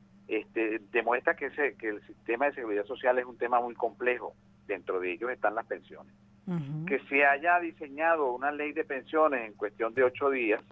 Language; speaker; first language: Spanish; native; Spanish